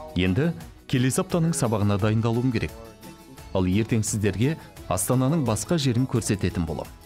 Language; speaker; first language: Kazakh; non-native, fluent; French